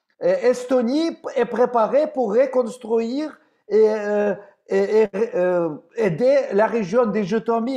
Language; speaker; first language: French; non-native, fluent; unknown